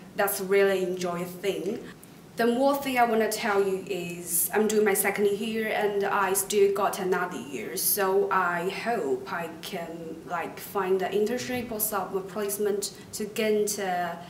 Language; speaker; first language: English; non-native, fluent; Chinese